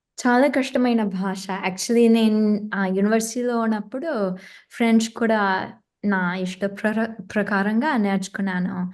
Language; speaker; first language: Telugu; non-native, fluent; English